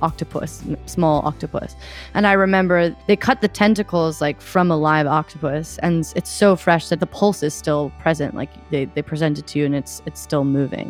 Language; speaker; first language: English; native; English